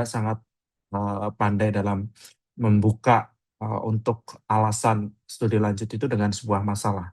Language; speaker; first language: Indonesian; native; Indonesian